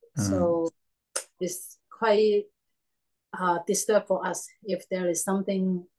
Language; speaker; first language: English; non-native, learner; Cantonese